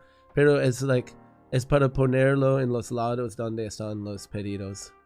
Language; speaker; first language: Spanish; non-native, learner; English